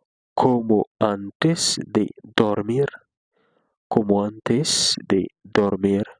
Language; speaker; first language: Spanish; non-native, fluent; Haitian Creole